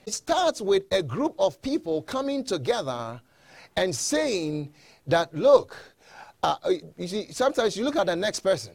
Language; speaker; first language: English; non-native, local second language; Akan